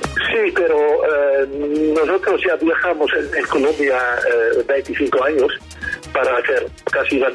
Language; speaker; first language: Spanish; non-native, learner; Dutch